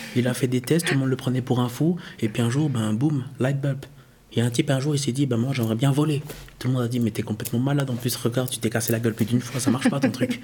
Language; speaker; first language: French; early bilingual, other home language; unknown